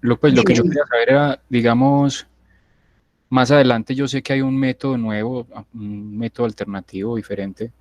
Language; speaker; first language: Spanish; native; Spanish